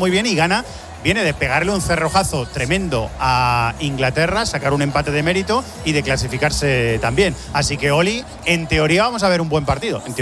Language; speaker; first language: Spanish; native; Spanish